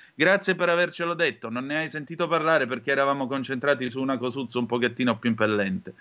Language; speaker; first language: Italian; native; Italian